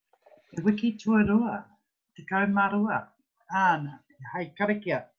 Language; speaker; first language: Māori; non-native, fluent; English